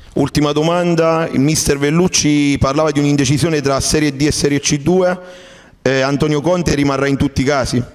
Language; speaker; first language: Italian; native; Italian